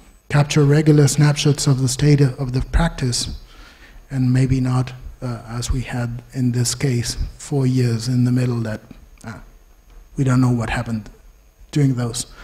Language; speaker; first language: English; non-native, fluent; Spanish